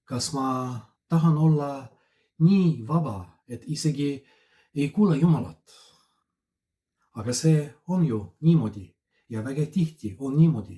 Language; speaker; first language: Estonian; non-native, fluent; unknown